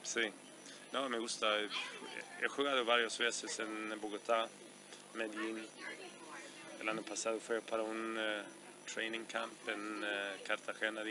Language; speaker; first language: Spanish; non-native, fluent; Swedish